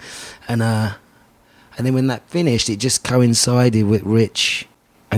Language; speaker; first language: English; native; English